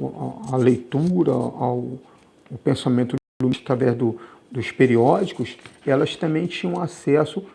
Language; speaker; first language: Portuguese; native; Portuguese